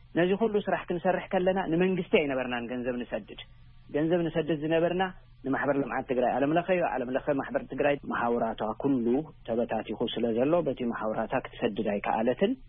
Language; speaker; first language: Tigrinya; native; Tigrinya